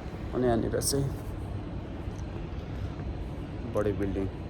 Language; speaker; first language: Nepali; native; Nepali